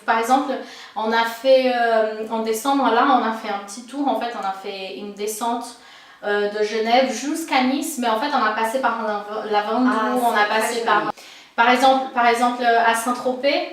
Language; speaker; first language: French; non-native, fluent; Portuguese